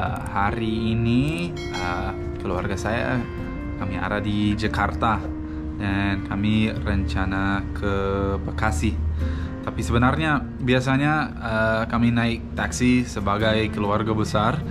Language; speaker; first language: Indonesian; non-native, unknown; English